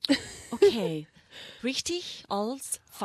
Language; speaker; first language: German; non-native, fluent; English